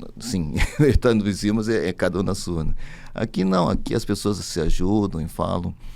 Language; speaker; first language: Portuguese; early bilingual, other home language; Japanese